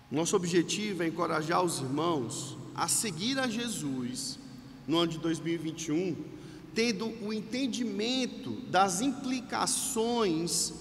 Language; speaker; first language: Portuguese; native; Portuguese